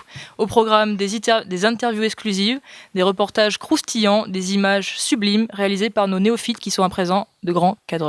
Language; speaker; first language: French; native; French